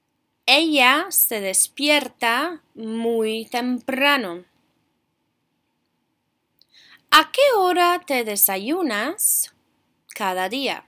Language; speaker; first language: Spanish; non-native, fluent; English